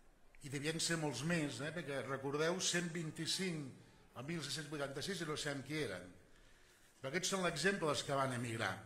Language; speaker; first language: Catalan; native; Catalan